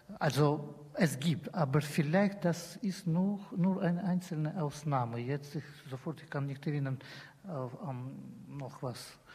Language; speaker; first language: German; non-native, learner; Russian